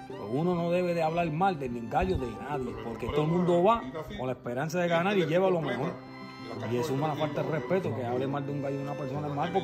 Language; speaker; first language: Spanish; early bilingual, heritage; Spanish